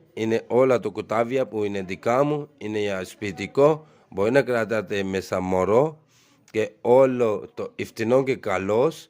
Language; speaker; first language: Greek; non-native, learner; Urdu